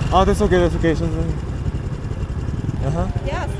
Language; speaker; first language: English; non-native, learner; Korean